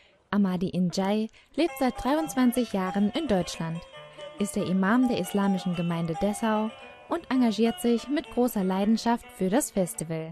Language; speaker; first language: German; native; German